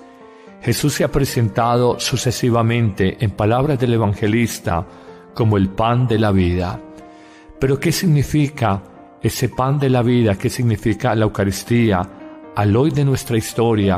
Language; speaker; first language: Spanish; native; Spanish